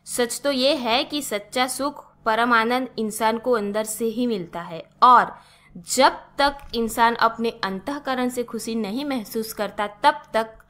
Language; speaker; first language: Hindi; non-native, local second language; Gujarati